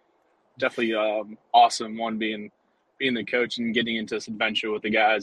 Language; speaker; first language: English; early bilingual, other home language; Spanish